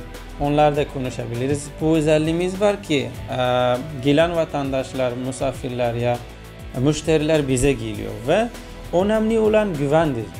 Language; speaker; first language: Turkish; non-native, fluent; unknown